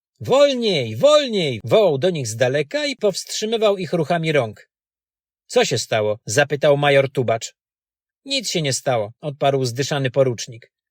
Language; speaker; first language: Polish; native; Polish